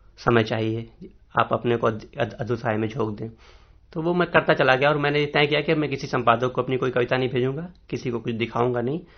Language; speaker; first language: Hindi; native; Hindi